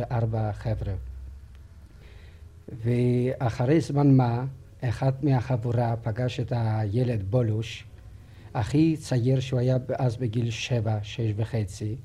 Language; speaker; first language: Hebrew; non-native, fluent; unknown